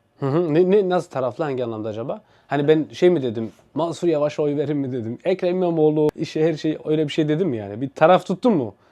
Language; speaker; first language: Turkish; early bilingual, heritage; Turkish